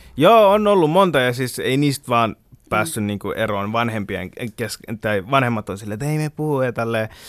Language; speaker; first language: Finnish; early bilingual, other home language; Bangla